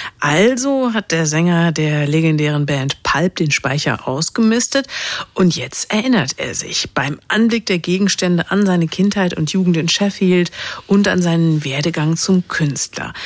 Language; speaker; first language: German; native; German